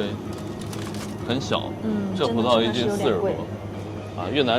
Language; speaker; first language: Chinese; native; Chinese